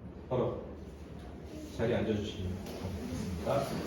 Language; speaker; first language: Korean; native; Korean